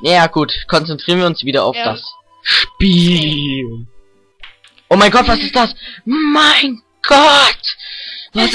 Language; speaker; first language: German; native; German